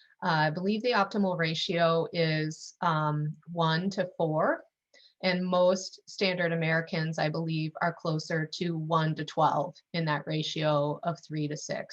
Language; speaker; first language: English; native; English